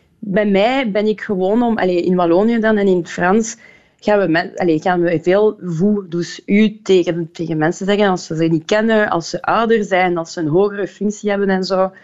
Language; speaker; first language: Dutch; non-native, local second language; French